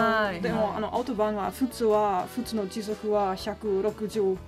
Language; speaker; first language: Japanese; non-native, learner; German